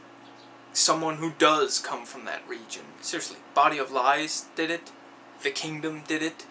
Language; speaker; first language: English; native; English